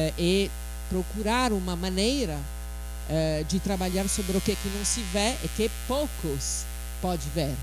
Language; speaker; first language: Portuguese; non-native, fluent; French